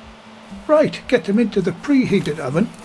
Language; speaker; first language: English; native; English